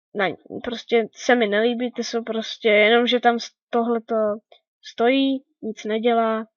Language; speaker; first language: Czech; native; Czech